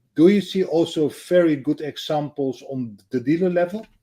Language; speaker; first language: English; non-native, fluent; Dutch